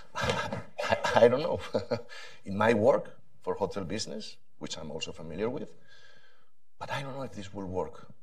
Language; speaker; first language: English; non-native, fluent; Spanish